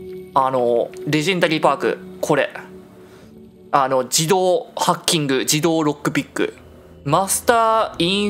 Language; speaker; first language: Japanese; native; Japanese